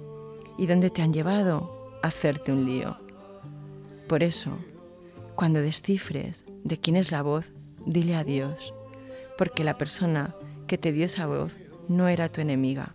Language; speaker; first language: Spanish; native; Spanish